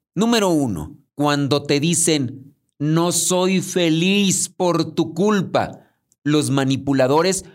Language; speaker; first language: Spanish; native; Spanish